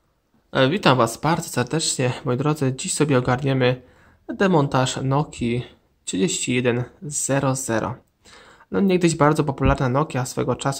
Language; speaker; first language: Polish; native; Polish